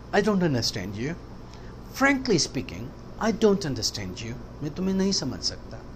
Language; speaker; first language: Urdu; non-native, local second language; Baluchi